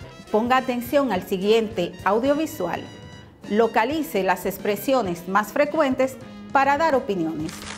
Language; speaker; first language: Spanish; native; Spanish